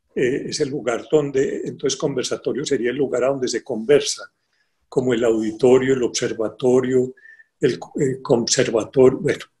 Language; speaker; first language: Spanish; native; Spanish